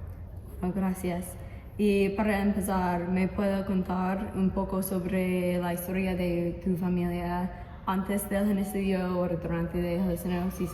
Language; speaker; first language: Spanish; non-native, learner; English